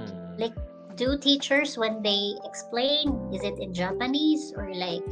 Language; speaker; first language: English; non-native, local second language; Filipino